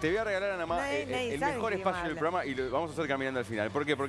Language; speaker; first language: Spanish; native; Spanish